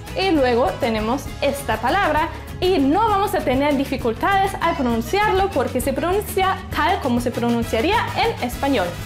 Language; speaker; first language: Spanish; native; Spanish